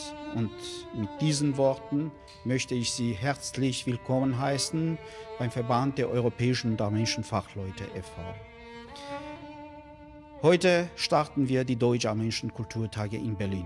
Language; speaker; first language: German; non-native, fluent; Armenian